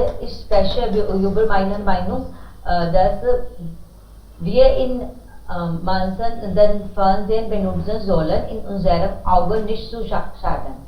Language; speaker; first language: German; non-native, learner; Hindi